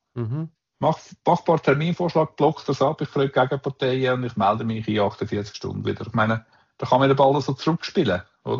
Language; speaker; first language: German; native; German